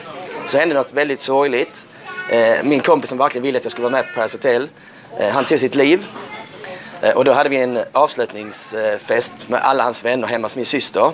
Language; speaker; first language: Swedish; native; Swedish